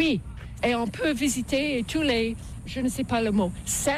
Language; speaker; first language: French; non-native, fluent; English